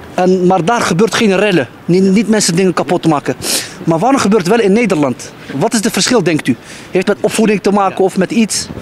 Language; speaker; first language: Dutch; early bilingual, other home language; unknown